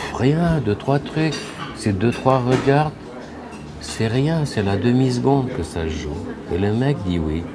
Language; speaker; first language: French; early bilingual, other home language; Spanish